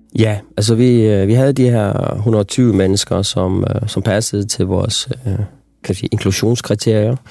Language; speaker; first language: Danish; non-native, local second language; Faroese